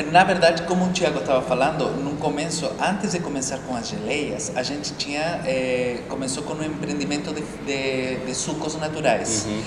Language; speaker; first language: Portuguese; non-native, fluent; Spanish